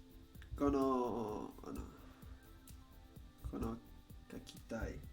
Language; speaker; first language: Japanese; non-native, learner; Spanish